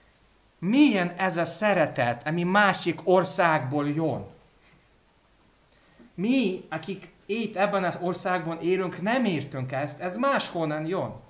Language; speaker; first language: Hungarian; non-native, fluent; English